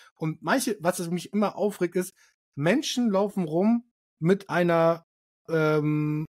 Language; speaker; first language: German; early bilingual, other home language; Arabic